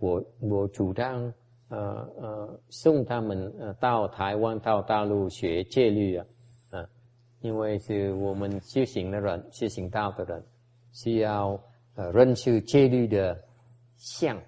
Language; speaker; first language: Chinese; non-native, fluent; Vietnamese